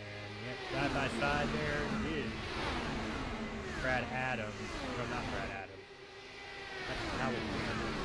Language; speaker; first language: English; native; English